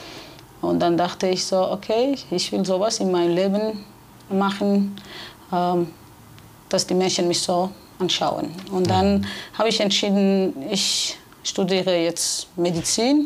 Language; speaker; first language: German; non-native, fluent; Georgian